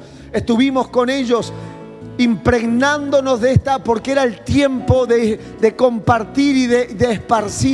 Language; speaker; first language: Spanish; native; Spanish